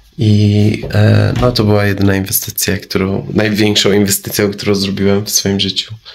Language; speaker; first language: Polish; non-native, fluent; Persian